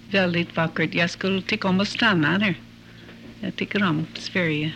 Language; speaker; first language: Swedish; early bilingual, heritage; English